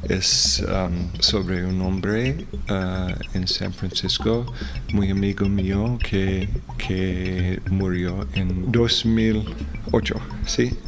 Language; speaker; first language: Spanish; non-native, fluent; English